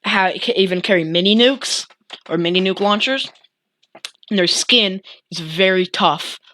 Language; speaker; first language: English; native; English